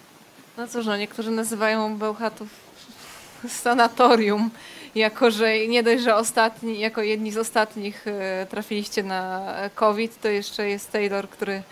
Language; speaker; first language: Polish; native; Polish